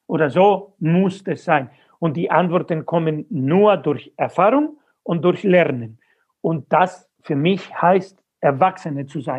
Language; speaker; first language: German; non-native, fluent; Spanish